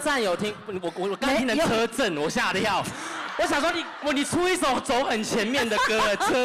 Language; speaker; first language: Chinese; native; Chinese